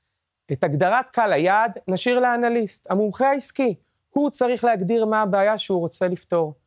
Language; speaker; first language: Hebrew; native; Hebrew